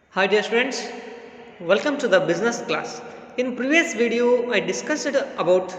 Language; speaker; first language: English; non-native, local second language; Kannada